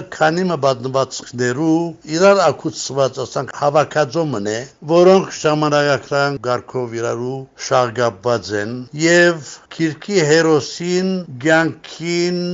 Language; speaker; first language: Armenian; native; Armenian